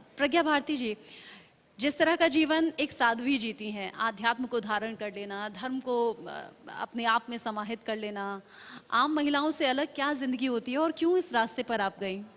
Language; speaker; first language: Hindi; native; Hindi